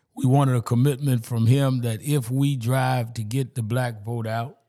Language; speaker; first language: English; native; English